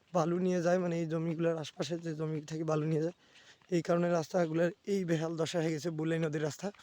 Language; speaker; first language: Bangla; native; Bangla